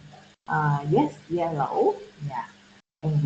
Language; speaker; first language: English; non-native, learner; Vietnamese